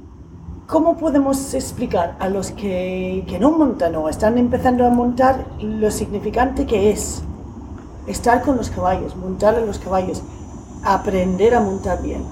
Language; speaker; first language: Spanish; non-native, fluent; English